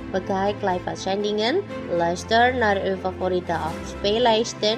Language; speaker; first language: Dutch; non-native, fluent; Indonesian